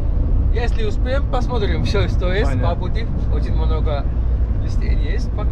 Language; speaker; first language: Russian; non-native, learner; Sinhala